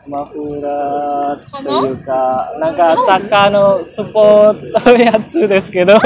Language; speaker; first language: Japanese; non-native, learner; Indonesian